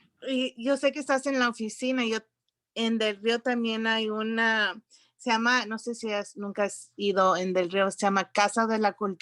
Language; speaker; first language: Spanish; early bilingual, heritage; Spanish